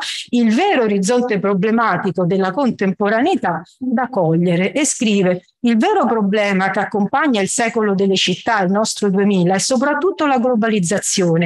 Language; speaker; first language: Italian; native; Italian